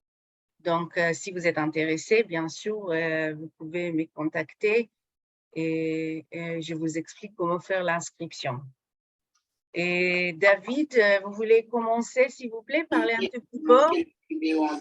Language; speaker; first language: French; non-native, fluent; Hebrew